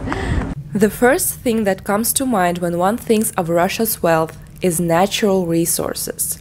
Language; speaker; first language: English; non-native, fluent; Russian